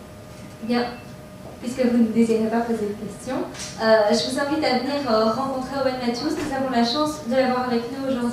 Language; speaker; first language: French; native; French